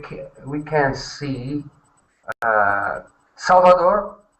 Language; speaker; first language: English; non-native, learner; Portuguese